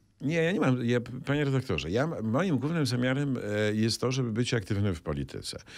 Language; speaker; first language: Polish; native; Polish